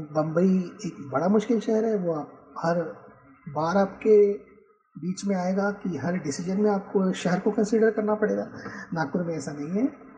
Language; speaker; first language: Hindi; non-native, local second language; Marathi